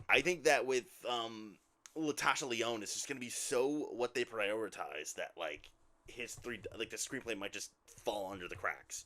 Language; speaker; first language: English; native; English